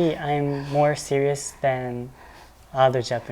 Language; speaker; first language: English; non-native, learner; Japanese